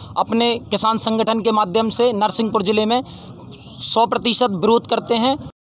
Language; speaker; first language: Hindi; native; Hindi